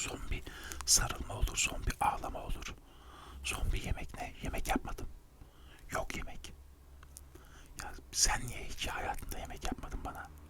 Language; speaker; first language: Turkish; native; Turkish